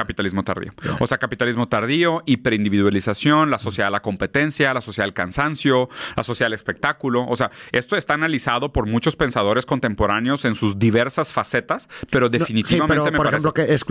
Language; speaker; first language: Spanish; native; Spanish